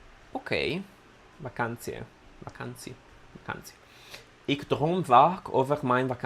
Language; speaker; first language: Dutch; non-native, learner; Italian